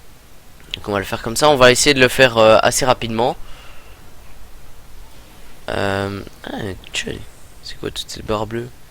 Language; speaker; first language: French; native; French